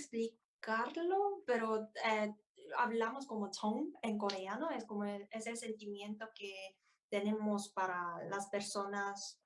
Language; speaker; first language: Spanish; non-native, fluent; Korean